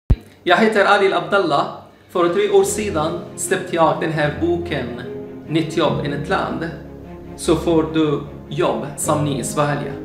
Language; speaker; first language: Swedish; non-native, fluent; Arabic